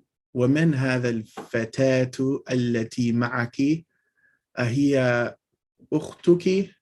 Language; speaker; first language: Arabic; non-native, fluent; English